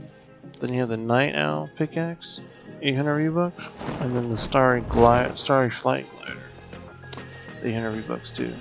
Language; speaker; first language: English; native; English